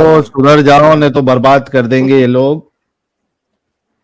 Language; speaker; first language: Hindi; native; Hindi